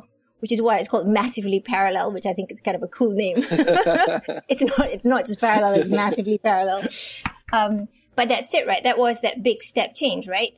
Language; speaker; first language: English; non-native, local second language; Malay